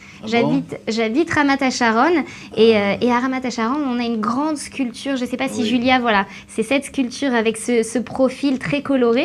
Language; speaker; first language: French; native; French